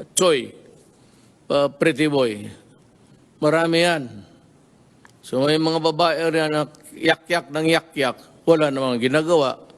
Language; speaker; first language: Filipino; non-native, local second language; Cebuano